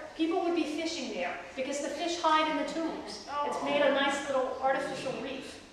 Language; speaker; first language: English; native; English